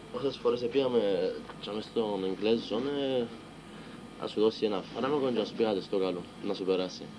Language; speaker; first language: Greek; early bilingual, heritage; Greek